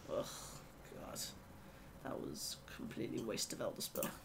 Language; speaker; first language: English; native; English